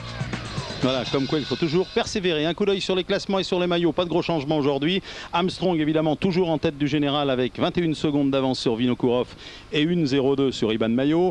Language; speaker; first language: French; native; French